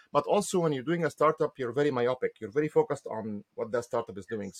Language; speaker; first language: English; non-native, fluent; Arabic